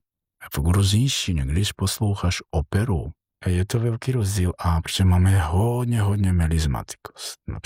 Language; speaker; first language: Czech; non-native, fluent; Georgian